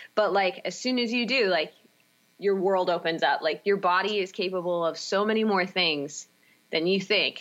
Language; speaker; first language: English; native; English